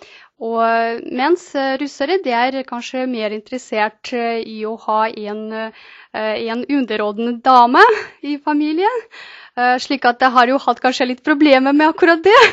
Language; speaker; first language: Norwegian; non-native, fluent; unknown